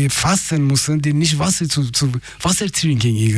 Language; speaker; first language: German; non-native, fluent; Persian